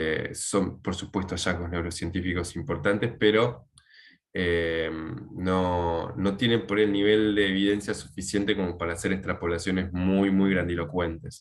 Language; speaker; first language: Spanish; native; Spanish